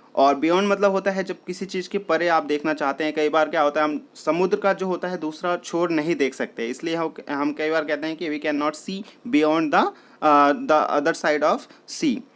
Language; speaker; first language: Hindi; native; Hindi